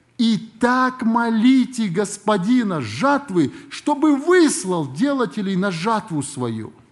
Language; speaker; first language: Russian; native; Russian